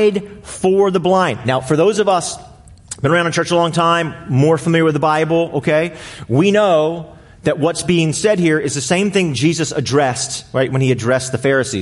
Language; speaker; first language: English; native; English